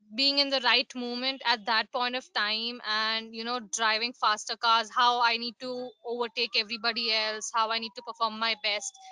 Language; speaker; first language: English; non-native, local second language; Gujarati